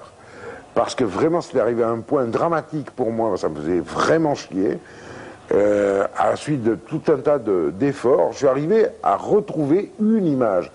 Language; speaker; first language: French; native; French